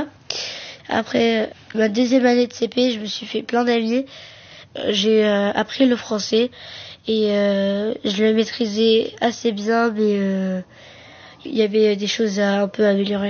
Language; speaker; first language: French; early bilingual, other home language; Arabic